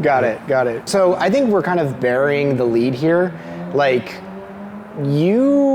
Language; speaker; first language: English; native; English